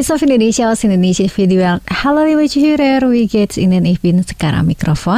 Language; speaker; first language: German; non-native, fluent; Indonesian